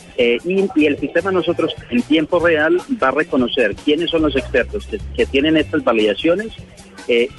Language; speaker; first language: Spanish; early bilingual, heritage; Spanish